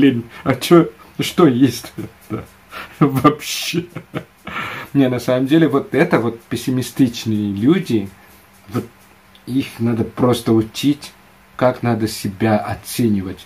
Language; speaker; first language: Russian; non-native, fluent; Indonesian